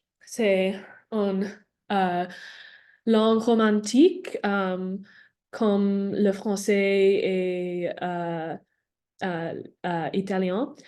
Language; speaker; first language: French; non-native, learner; English